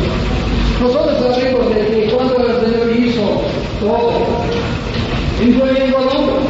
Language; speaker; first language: Spanish; non-native, fluent; English